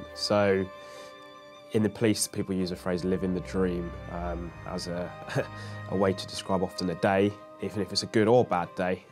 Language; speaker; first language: English; native; English